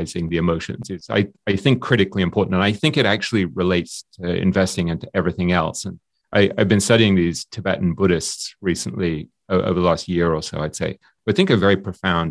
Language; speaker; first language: English; native; English